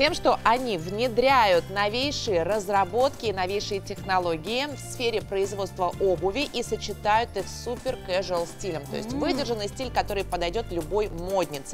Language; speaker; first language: Russian; native; Russian